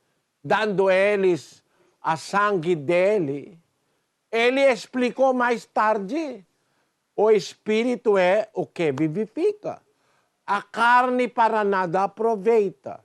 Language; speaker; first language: Portuguese; non-native, learner; Filipino